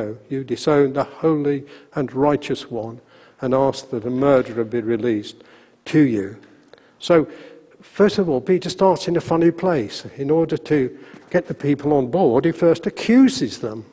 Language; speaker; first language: English; native; English